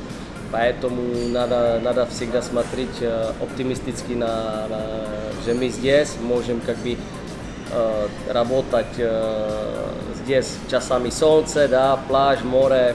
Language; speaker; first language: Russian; non-native, learner; Czech